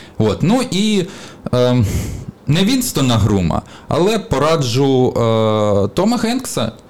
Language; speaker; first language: Ukrainian; native; Ukrainian